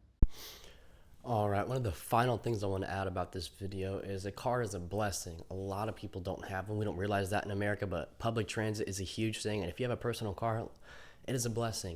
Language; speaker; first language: English; native; English